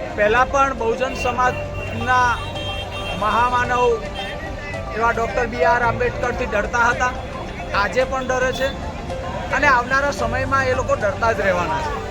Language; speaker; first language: Gujarati; native; Gujarati